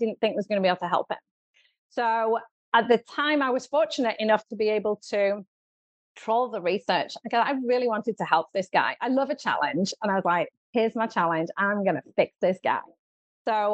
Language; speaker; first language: English; native; English